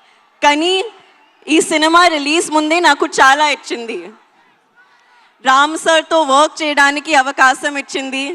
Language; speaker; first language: Telugu; non-native, learner; Hindi